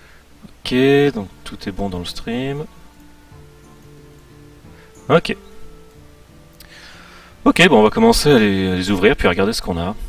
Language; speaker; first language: French; native; French